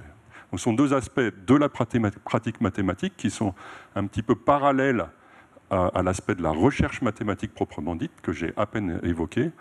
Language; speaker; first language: French; native; French